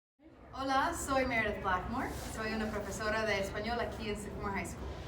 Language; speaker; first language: Spanish; non-native, fluent; English